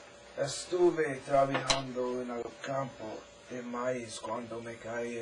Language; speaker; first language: Spanish; non-native, learner; English